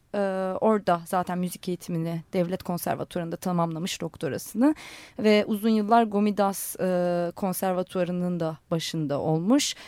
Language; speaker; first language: Turkish; non-native, local second language; Armenian